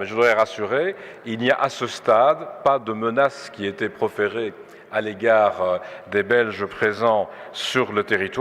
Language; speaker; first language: French; native; French